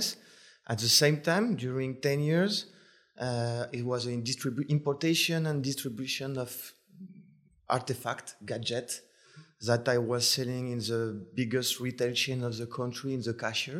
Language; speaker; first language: English; non-native, fluent; French